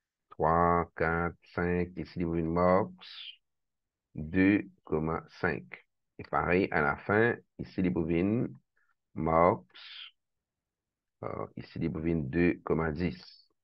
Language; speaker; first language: French; non-native, local second language; Morisyen